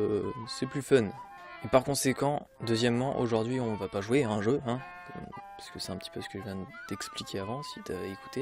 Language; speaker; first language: French; native; French